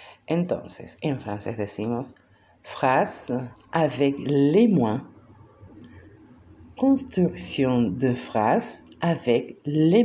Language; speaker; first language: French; non-native, fluent; Spanish